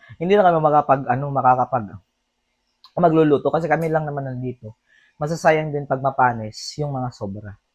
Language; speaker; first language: Filipino; native; Filipino